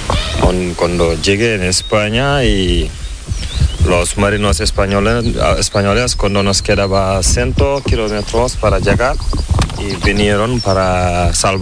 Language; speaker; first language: Spanish; non-native, learner; Fula